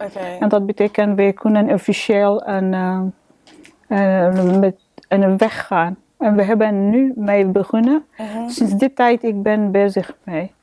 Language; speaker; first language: Dutch; non-native, learner; Arabic